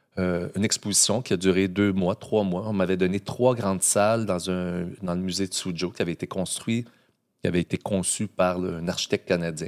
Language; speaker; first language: French; native; French